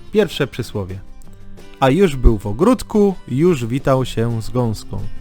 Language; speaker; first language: Polish; native; Polish